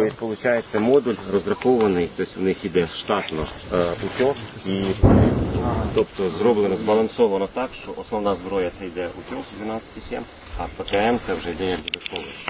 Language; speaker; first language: Ukrainian; native; Ukrainian